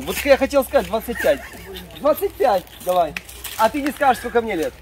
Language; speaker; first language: Russian; native; Russian